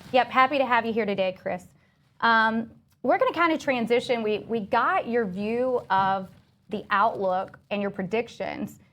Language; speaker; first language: English; native; English